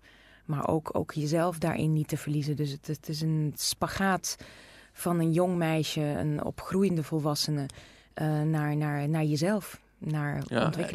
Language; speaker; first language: Dutch; non-native, fluent; Russian